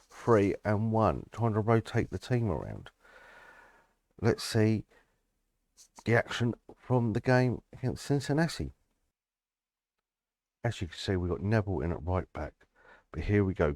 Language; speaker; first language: English; native; English